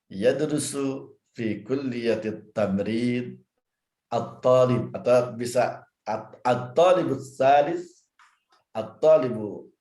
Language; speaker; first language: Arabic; non-native, fluent; Indonesian